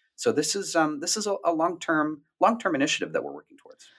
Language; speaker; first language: English; native; English